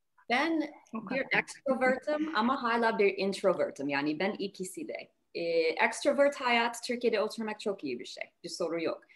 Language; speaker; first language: Turkish; non-native, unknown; English